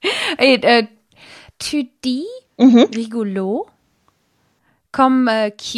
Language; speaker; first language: French; non-native, learner; German